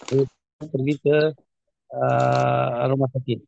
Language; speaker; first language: Indonesian; non-native, learner; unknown